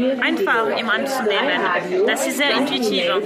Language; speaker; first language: German; non-native, learner; French